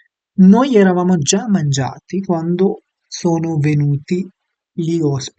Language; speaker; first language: Italian; non-native, fluent; Urdu